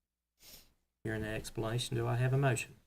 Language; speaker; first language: English; native; English